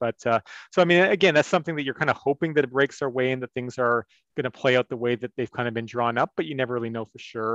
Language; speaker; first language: English; native; English